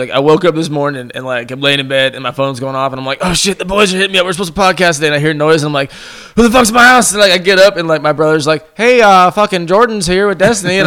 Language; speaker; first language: English; native; English